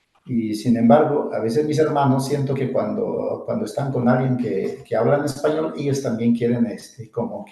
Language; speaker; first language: Spanish; non-native, local second language; Zapotec